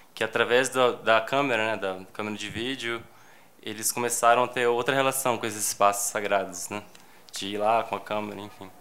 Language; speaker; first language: Portuguese; native; Portuguese